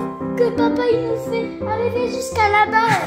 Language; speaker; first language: French; native; French